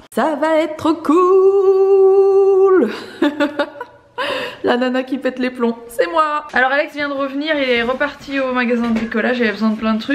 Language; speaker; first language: French; native; French